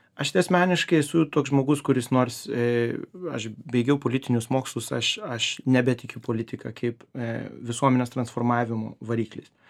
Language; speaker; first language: Lithuanian; early bilingual, heritage; Lithuanian